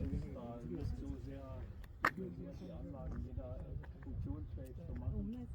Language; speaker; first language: German; native; German